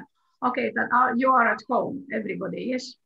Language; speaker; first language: English; non-native, fluent; Croatian